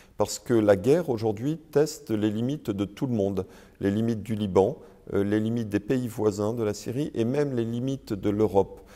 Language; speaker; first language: French; native; French